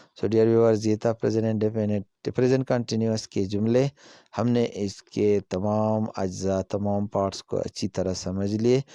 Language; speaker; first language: Urdu; non-native, local second language; Pashto